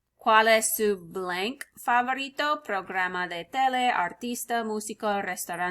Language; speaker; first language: Spanish; non-native, fluent; English